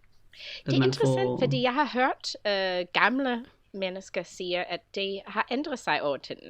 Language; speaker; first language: Danish; non-native, fluent; English